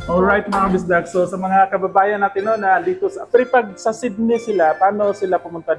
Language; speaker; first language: Filipino; non-native, local second language; Cebuano